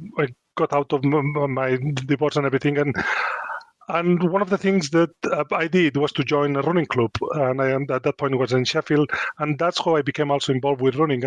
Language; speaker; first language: English; non-native, fluent; Spanish